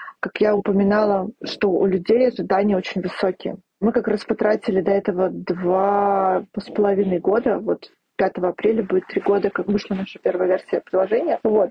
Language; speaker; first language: Russian; native; Russian